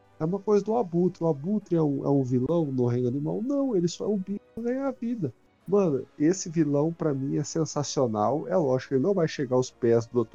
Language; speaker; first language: Portuguese; native; Portuguese